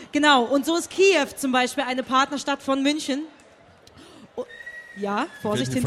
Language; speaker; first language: German; native; German